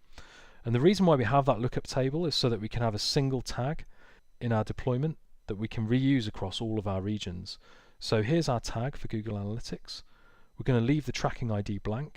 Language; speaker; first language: English; native; English